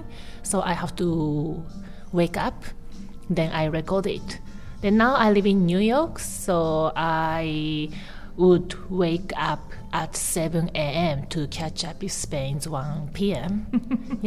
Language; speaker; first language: English; non-native, learner; Japanese